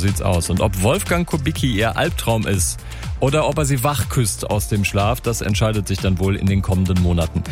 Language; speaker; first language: German; native; German